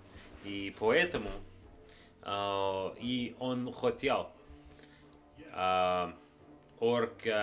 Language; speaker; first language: Russian; non-native, learner; English